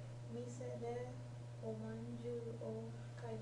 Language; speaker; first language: Japanese; non-native, learner; English